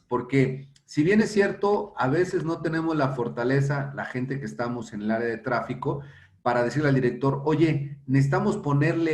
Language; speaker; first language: Spanish; native; Spanish